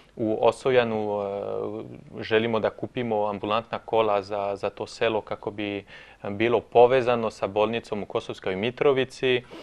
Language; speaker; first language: Croatian; non-native, fluent; French